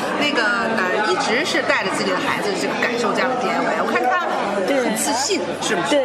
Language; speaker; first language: Chinese; native; Chinese